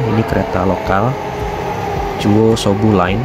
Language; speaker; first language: Indonesian; native; Indonesian